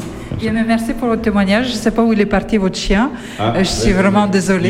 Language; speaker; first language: French; native; French